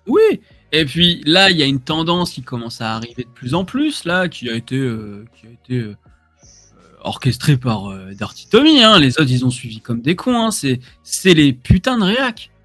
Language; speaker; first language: French; native; French